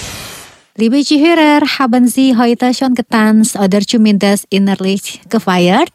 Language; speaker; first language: German; non-native, fluent; Indonesian